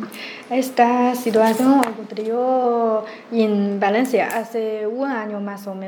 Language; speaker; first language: Spanish; non-native, learner; Chinese